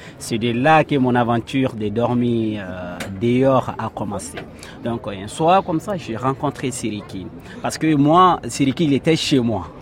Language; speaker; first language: French; non-native, local second language; Bambara